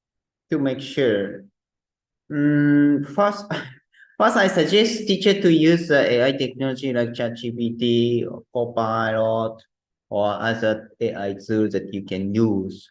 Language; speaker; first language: English; non-native, learner; Japanese